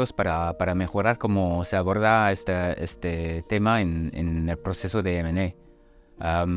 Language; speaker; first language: Spanish; non-native, fluent; French